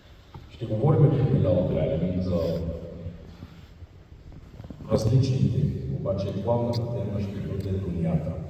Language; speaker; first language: Bulgarian; non-native, fluent; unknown